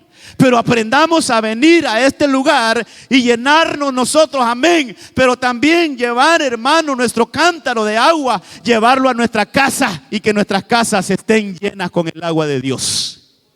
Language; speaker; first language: Spanish; native; Spanish